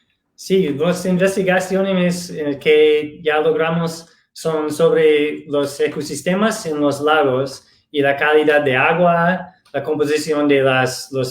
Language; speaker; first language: Spanish; non-native, fluent; English